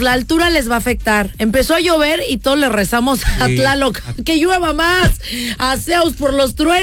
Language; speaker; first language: Spanish; native; Spanish